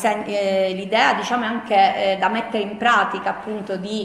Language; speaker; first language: Italian; native; Italian